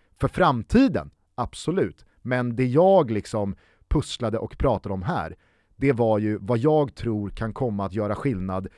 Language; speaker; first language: Swedish; native; Swedish